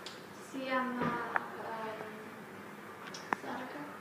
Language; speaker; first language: Spanish; non-native, learner; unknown